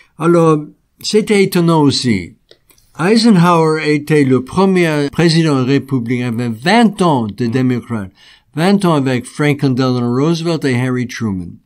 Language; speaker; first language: French; non-native, fluent; English